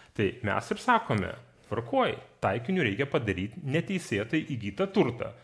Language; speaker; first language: Lithuanian; non-native, fluent; Georgian